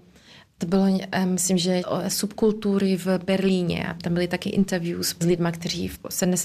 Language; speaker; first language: Czech; early bilingual, heritage; Czech